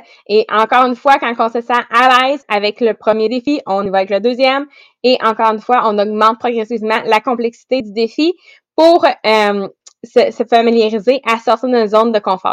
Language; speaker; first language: French; native; French